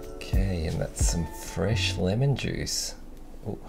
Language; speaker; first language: English; early bilingual, other home language; Japanese